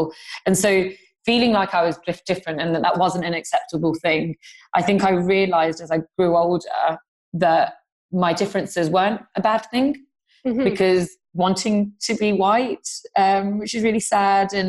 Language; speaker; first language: English; non-native, local second language; Gujarati